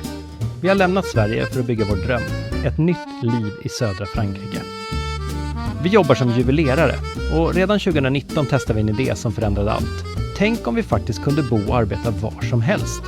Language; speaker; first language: Swedish; native; Swedish